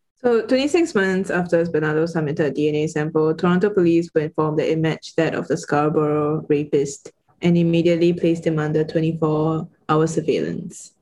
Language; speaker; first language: English; native; English